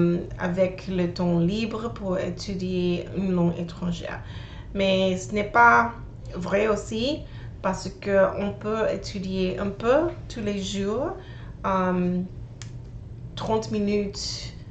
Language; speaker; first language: French; non-native, learner; English